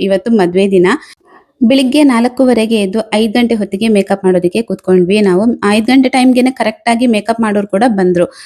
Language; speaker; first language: Kannada; non-native, local second language; Tulu